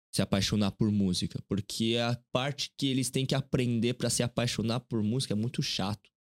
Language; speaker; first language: Portuguese; early bilingual, other home language; Korean